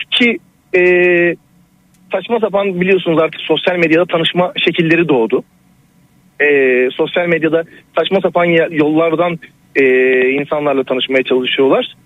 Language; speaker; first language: Turkish; native; Turkish